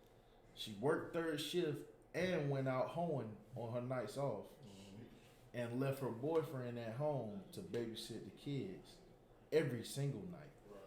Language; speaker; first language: English; native; English